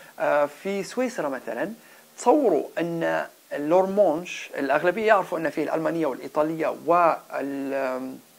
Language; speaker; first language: Arabic; non-native, local second language; Berber languages